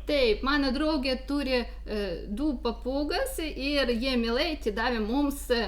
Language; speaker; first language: Lithuanian; non-native, learner; Ukrainian